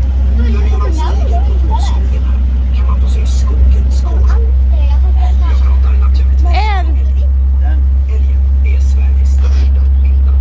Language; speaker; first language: Swedish; native; Swedish